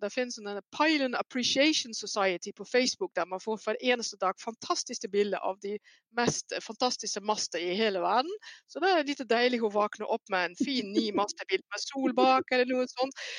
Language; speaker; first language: Norwegian; non-native, fluent; Dutch